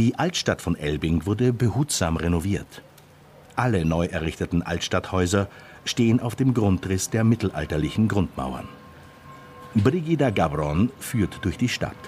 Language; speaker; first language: German; native; German